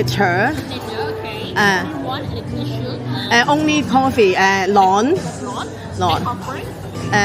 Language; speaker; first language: English; non-native, learner; Cantonese